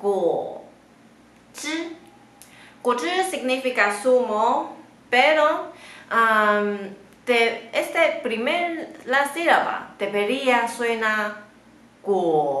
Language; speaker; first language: Spanish; non-native, fluent; Chinese